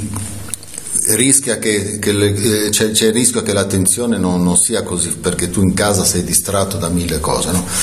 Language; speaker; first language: Italian; native; Italian